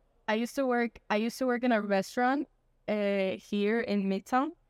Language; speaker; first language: English; early bilingual, other home language; Spanish